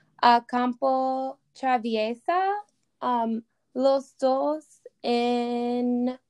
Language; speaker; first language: Spanish; non-native, learner; English